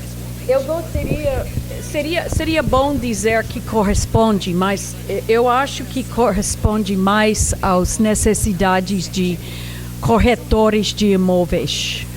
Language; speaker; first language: Portuguese; non-native, fluent; English